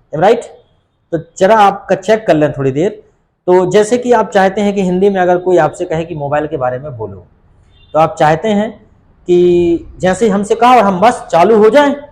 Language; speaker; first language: Hindi; native; Hindi